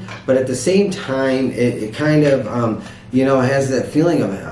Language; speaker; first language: English; native; English